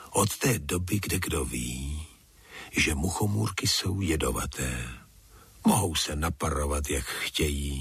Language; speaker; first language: Czech; native; Czech